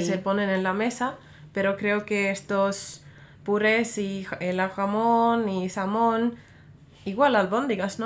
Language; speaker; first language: Spanish; non-native, fluent; Finnish